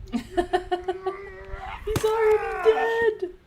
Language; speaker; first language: English; native; English